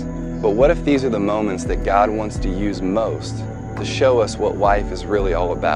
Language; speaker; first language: English; native; English